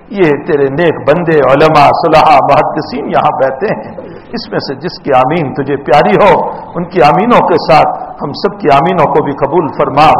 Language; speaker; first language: Urdu; non-native, local second language; Gujarati